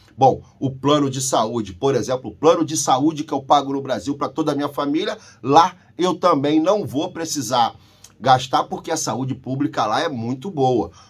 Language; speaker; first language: Portuguese; native; Portuguese